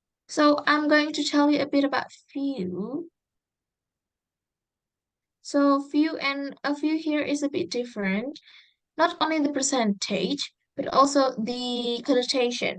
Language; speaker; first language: English; non-native, fluent; Indonesian